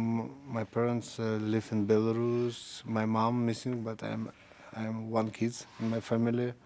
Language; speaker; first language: English; non-native, learner; Russian